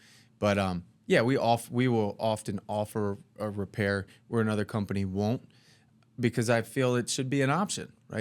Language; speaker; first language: English; native; English